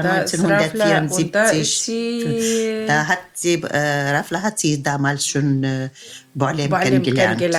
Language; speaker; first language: German; non-native, fluent; Arabic